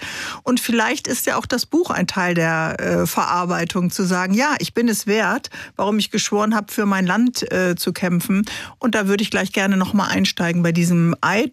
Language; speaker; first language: German; native; German